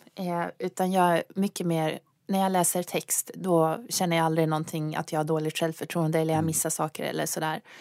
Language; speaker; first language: Swedish; native; Swedish